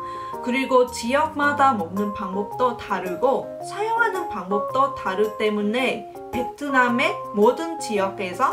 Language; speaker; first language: Korean; non-native, local second language; Vietnamese